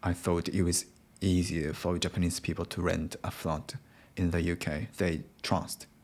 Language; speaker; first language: English; non-native, learner; Japanese